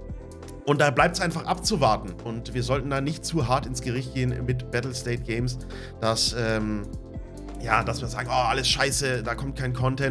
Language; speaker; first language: German; native; German